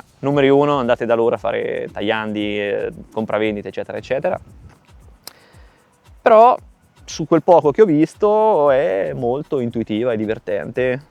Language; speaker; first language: Italian; native; Italian